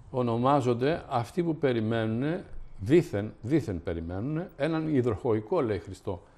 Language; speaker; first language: Greek; native; Greek